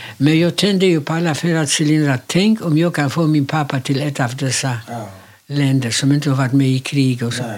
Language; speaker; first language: Swedish; non-native, fluent; Polish